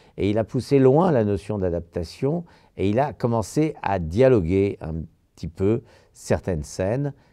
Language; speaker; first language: French; native; French